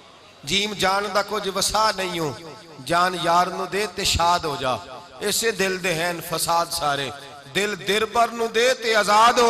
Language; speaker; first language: Hindi; non-native, local second language; Punjabi